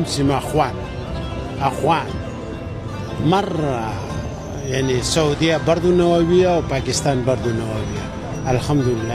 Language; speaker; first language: Arabic; non-native, learner; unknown